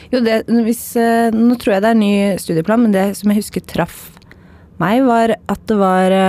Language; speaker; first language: Norwegian; native; Norwegian